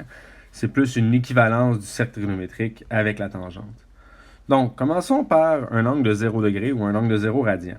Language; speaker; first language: French; native; French